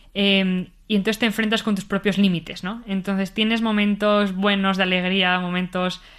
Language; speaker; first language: Spanish; native; Spanish